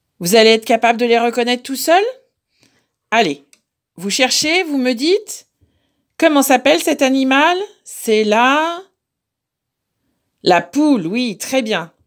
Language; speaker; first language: French; native; French